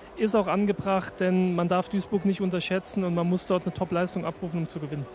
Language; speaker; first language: German; native; German